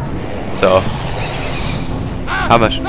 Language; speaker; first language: German; native; German